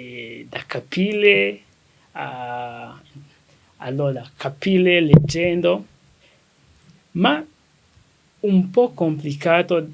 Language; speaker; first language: Italian; non-native, learner; Kinyarwanda